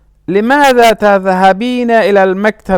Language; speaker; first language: Arabic; non-native, fluent; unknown